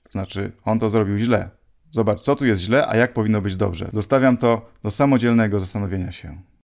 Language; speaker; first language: Polish; native; Polish